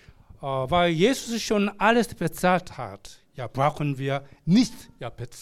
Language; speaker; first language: German; non-native, learner; Korean